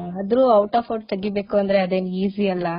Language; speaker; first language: Kannada; native; Kannada